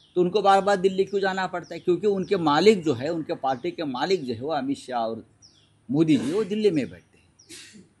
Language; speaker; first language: Hindi; non-native, local second language; Marathi